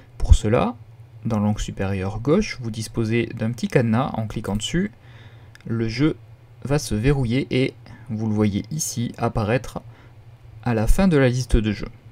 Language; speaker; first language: French; native; French